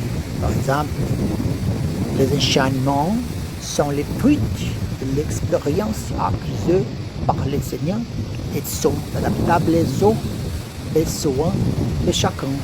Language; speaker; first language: French; non-native, learner; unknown